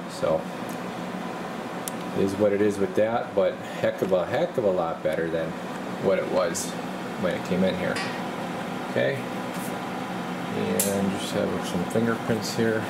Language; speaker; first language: English; native; English